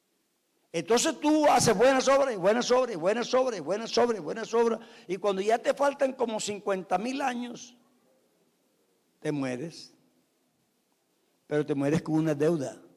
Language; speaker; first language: Spanish; native; Spanish